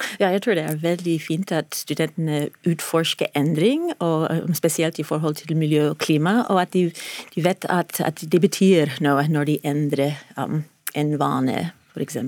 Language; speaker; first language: Norwegian; non-native, fluent; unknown